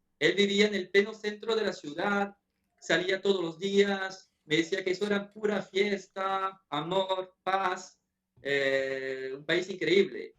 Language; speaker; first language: Spanish; non-native, fluent; French